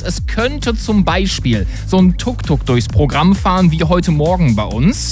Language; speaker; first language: German; native; German